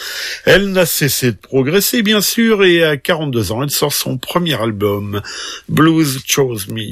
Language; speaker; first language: French; native; French